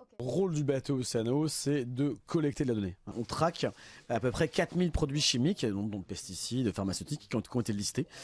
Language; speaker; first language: French; native; French